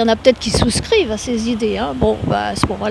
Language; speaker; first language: French; native; French